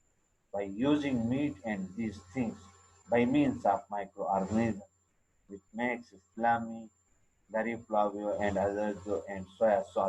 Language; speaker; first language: English; non-native, local second language; Urdu